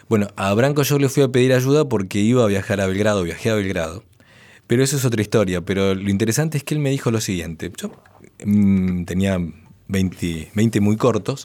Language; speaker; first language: Spanish; native; Spanish